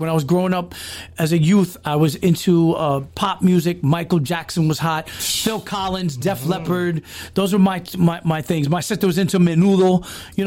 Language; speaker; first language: English; early bilingual, other home language; Spanish